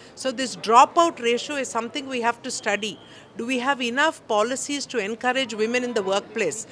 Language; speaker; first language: English; non-native, local second language; Telugu